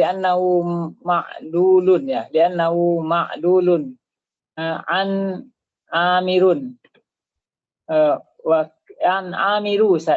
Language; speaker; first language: Arabic; non-native, learner; Indonesian